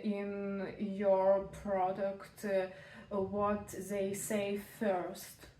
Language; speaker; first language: English; non-native, learner; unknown